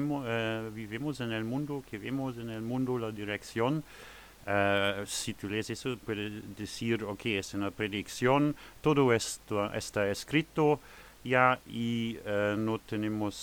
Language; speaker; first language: Spanish; non-native, fluent; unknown